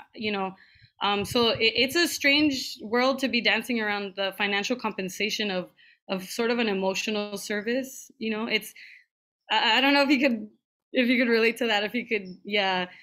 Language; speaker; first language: English; native; English